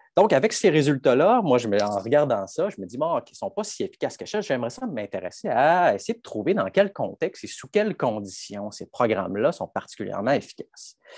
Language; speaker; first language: French; native; French